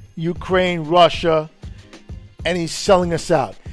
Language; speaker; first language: English; non-native, fluent; Italian